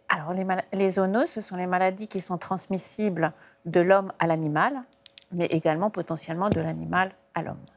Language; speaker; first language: French; native; French